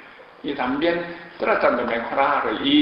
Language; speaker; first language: Spanish; non-native, learner; Korean